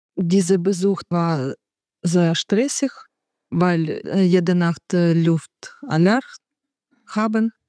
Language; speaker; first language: German; non-native, learner; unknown